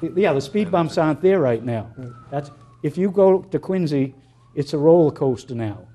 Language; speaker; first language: English; native; English